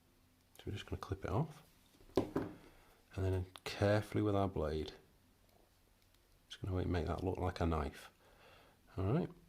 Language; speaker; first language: English; native; English